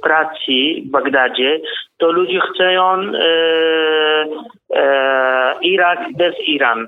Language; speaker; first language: Polish; non-native, learner; Kurdish